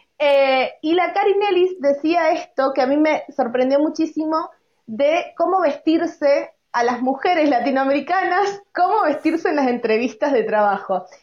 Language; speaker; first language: Spanish; native; Spanish